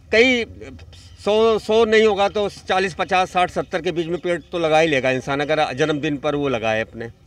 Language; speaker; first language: Hindi; native; Hindi